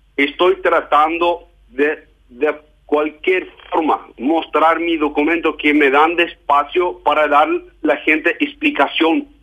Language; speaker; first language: Spanish; non-native, fluent; German